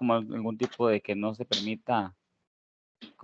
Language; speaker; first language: Spanish; native; Spanish